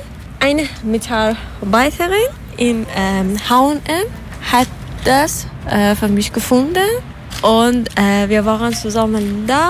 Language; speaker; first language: German; non-native, learner; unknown